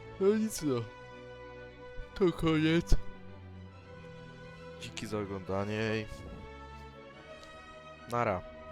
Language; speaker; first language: Polish; native; Polish